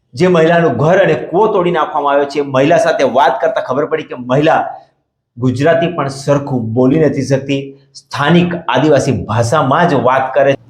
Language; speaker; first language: Gujarati; native; Gujarati